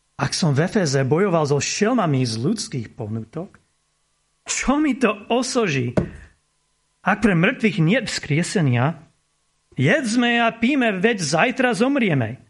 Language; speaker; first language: Slovak; non-native, fluent; English